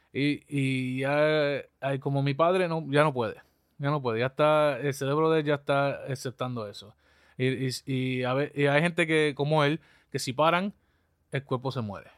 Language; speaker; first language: Spanish; early bilingual, other home language; English